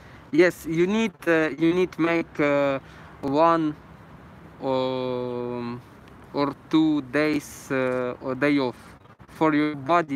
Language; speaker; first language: English; non-native, learner; Russian